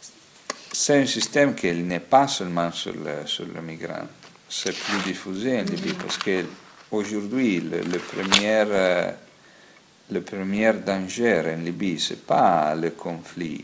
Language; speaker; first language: French; non-native, fluent; Italian